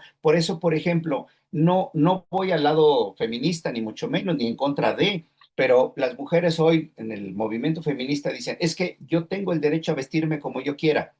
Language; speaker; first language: Spanish; native; Spanish